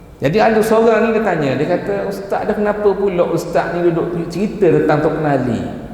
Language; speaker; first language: Malay; native; Malay